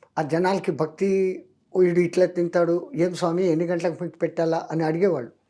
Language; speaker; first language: Telugu; non-native, local second language; Hindi